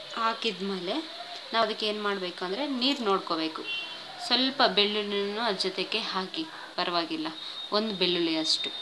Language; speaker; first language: Kannada; non-native, local second language; Telugu